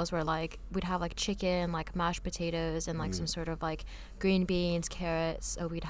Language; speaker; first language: English; early bilingual, other home language; Vietnamese